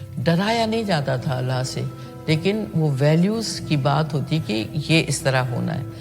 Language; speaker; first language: Urdu; non-native, local second language; Sindhi